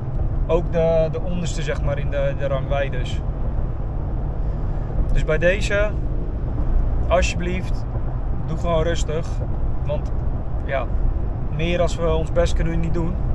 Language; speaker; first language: Dutch; native; Dutch